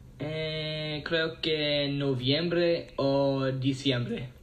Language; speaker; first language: Spanish; non-native, learner; English